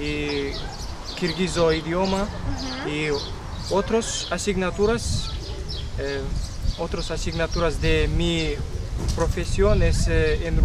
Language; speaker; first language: Spanish; non-native, learner; Kyrgyz